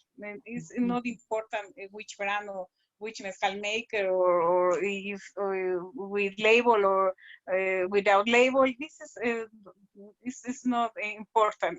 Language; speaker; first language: English; non-native, learner; Spanish